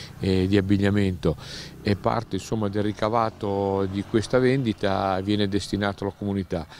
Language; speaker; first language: Italian; native; Italian